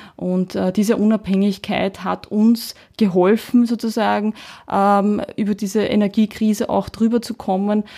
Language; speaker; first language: German; early bilingual, heritage; Czech